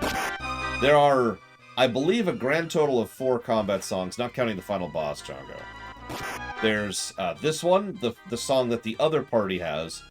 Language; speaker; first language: English; native; English